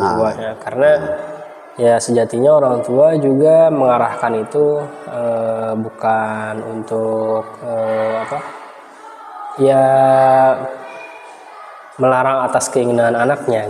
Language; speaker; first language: Indonesian; native; Indonesian